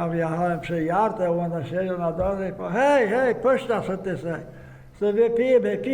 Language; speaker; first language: Polish; early bilingual, heritage; Polish